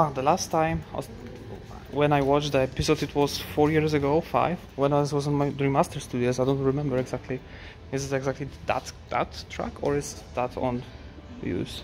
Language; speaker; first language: English; non-native, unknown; Polish